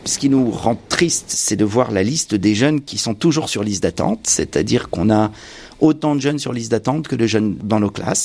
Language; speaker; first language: French; native; French